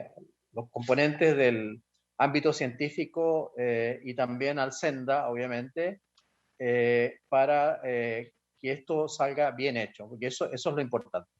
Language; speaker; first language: Spanish; native; Spanish